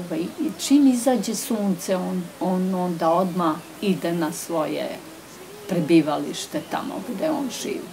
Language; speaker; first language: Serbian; non-native, local second language; Romanian